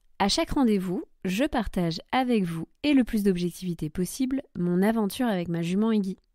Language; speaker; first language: French; native; French